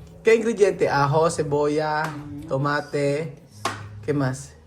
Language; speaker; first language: Spanish; non-native, learner; Filipino